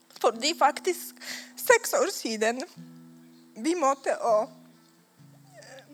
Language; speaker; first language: Swedish; non-native, learner; Polish